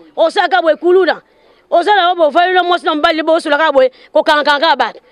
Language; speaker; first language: Lingala; non-native, local second language; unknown